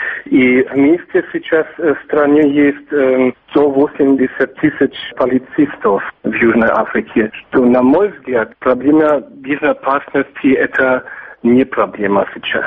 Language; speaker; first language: Russian; non-native, learner; German